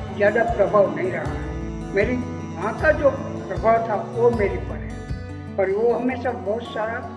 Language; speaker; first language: Hindi; non-native, local second language; Gujarati